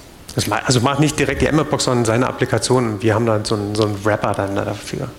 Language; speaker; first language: German; native; German